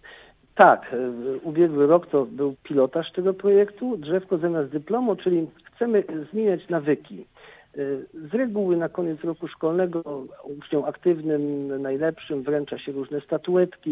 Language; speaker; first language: Polish; native; Polish